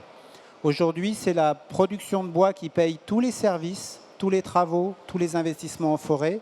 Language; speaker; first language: French; native; French